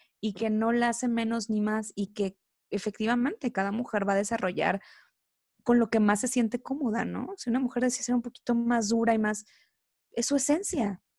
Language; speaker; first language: Spanish; native; Spanish